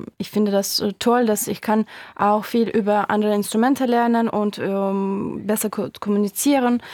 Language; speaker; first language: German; non-native, fluent; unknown